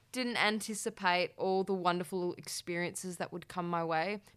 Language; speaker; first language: English; native; English